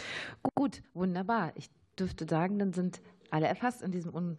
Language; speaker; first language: German; native; German